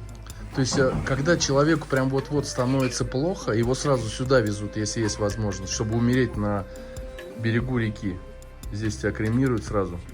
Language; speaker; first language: Russian; native; Russian